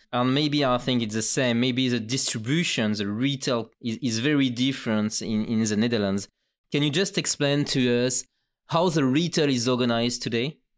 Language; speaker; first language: English; non-native, fluent; French